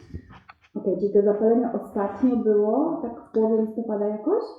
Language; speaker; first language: Polish; native; Polish